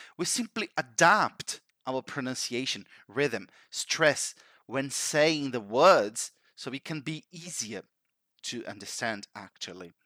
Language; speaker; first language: English; non-native, fluent; Portuguese